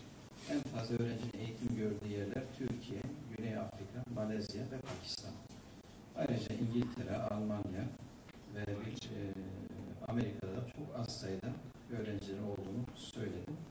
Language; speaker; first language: Turkish; native; Turkish